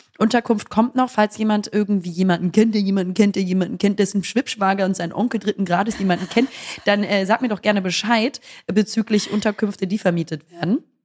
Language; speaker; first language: German; native; German